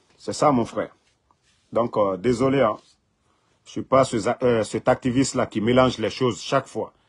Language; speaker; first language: French; non-native, local second language; Mandingo